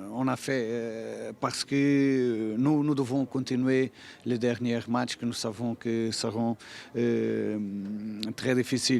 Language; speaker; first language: French; non-native, fluent; Portuguese